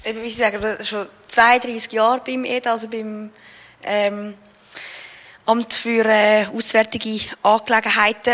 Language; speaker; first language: German; native; German